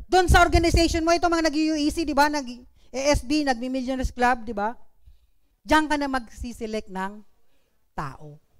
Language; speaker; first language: Filipino; non-native, local second language; Bikol